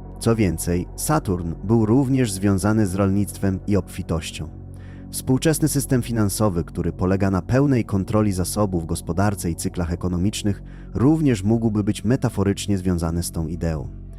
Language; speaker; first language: Polish; native; Polish